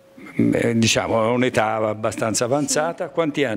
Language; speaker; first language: Italian; native; Italian